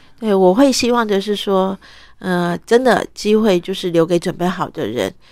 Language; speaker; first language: Chinese; early bilingual, other home language; Cantonese